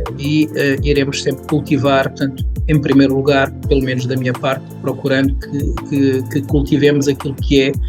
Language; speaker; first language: Portuguese; early bilingual, other home language; Kabuverdianu